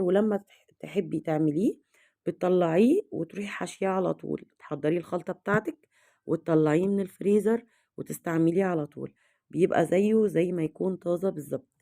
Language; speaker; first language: Arabic; native; Arabic